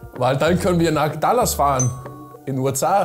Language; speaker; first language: German; non-native, learner; Danish